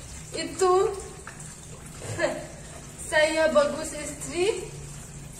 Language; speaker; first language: Indonesian; non-native, learner; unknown